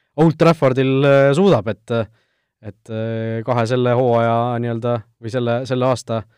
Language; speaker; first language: Estonian; native; Estonian